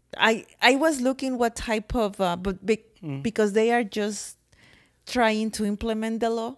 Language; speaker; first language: English; non-native, fluent; Spanish